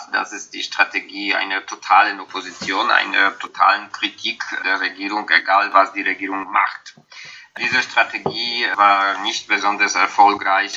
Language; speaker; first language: German; non-native, fluent; Polish